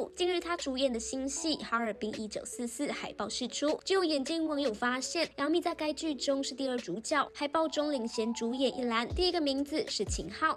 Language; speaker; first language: Chinese; native; Chinese